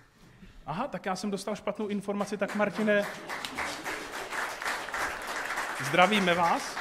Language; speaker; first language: Czech; native; Czech